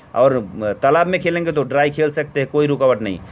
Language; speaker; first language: Hindi; non-native, local second language; Bangla